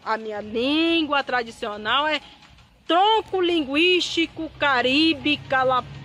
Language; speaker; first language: Portuguese; non-native, local second language; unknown